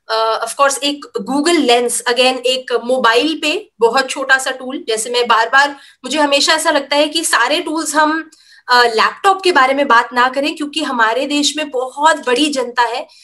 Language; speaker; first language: Hindi; native; Hindi